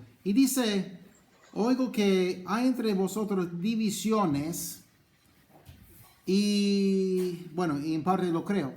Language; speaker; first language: Spanish; non-native, fluent; English